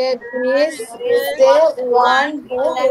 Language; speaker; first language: English; non-native, learner; Bangla